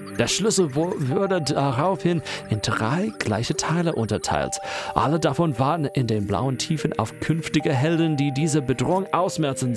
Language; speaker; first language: German; non-native, fluent; English